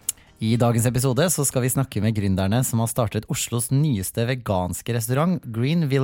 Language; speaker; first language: Norwegian; native; Norwegian